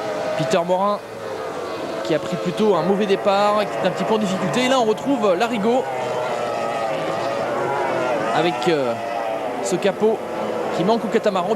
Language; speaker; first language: French; native; French